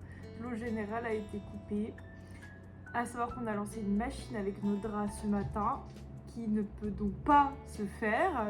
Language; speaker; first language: French; native; French